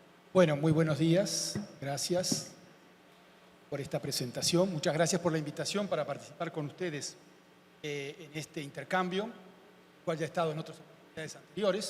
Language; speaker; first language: Spanish; native; Spanish